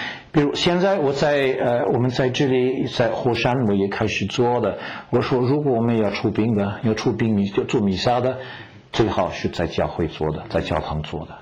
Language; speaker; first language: Chinese; non-native, fluent; French